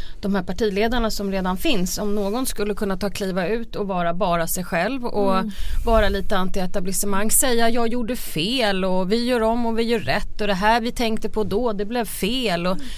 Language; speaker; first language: Swedish; native; Swedish